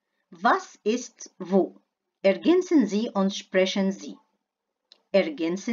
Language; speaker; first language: German; non-native, fluent; Arabic